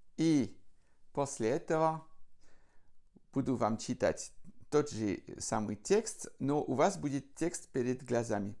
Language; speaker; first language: Russian; non-native, fluent; French